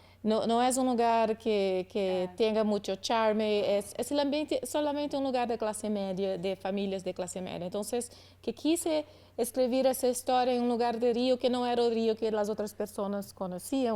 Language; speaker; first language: Spanish; non-native, learner; Portuguese